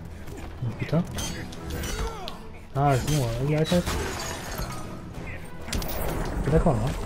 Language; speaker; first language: French; native; French